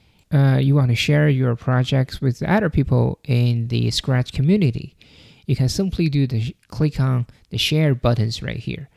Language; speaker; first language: English; non-native, fluent; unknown